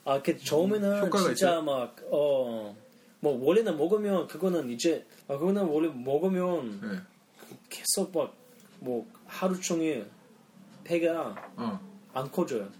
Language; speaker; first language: Korean; non-native, fluent; English